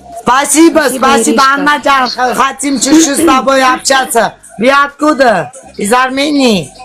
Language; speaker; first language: Russian; non-native, learner; Armenian